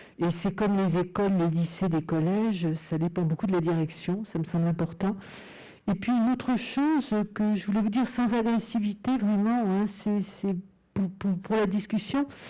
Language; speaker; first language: French; non-native, fluent; Italian